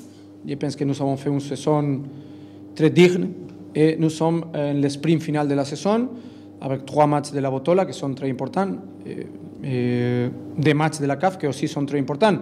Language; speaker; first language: French; non-native, learner; Spanish